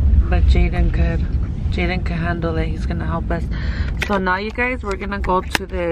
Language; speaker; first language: English; early bilingual, other home language; Spanish